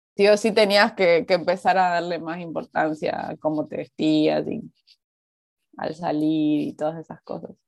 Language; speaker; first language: Spanish; native; Spanish